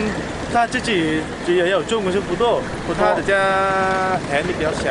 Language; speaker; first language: Chinese; non-native, fluent; Vietnamese